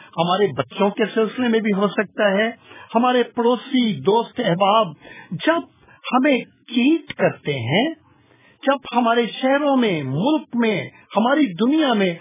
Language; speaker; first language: Urdu; non-native, local second language; Punjabi